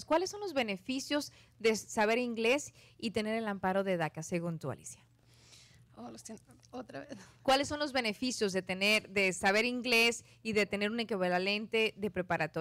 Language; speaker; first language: Spanish; native; Spanish